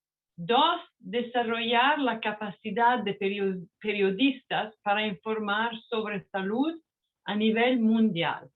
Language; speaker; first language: Spanish; non-native, fluent; Italian